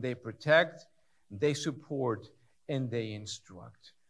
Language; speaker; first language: English; early bilingual, other home language; Spanish